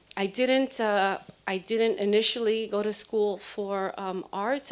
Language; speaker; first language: English; early bilingual, other home language; Spanish